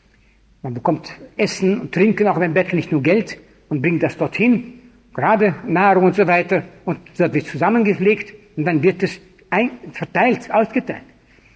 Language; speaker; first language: German; non-native, fluent; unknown